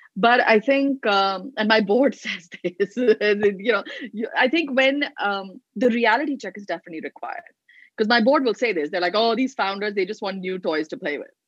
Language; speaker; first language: English; non-native, local second language; Hindi